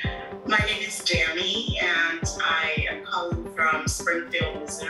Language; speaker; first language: English; native; English